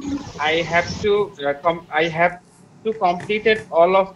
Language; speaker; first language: English; non-native, learner; Bangla